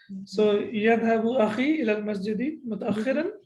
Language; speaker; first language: Arabic; non-native, fluent; English